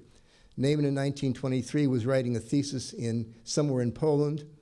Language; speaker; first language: English; native; English